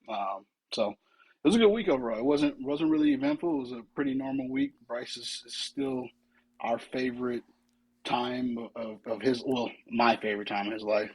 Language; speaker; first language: English; native; English